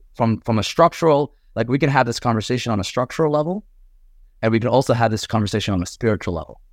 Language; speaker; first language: English; native; English